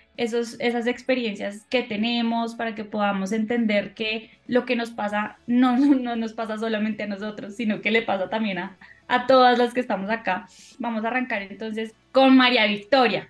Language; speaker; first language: Spanish; native; Spanish